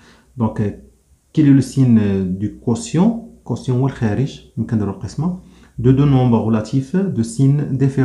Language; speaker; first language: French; non-native, local second language; Arabic